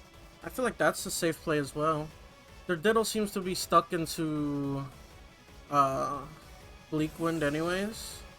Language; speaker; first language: English; native; English